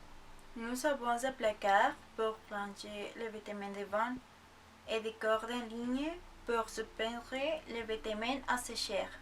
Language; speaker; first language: French; non-native, learner; Spanish